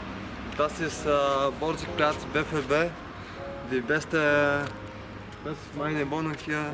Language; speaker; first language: German; non-native, learner; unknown